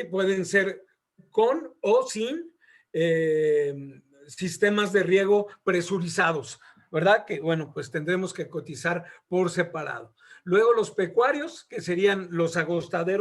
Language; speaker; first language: Spanish; native; Spanish